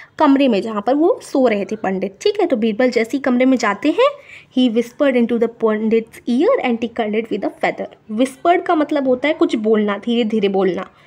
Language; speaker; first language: Hindi; native; Hindi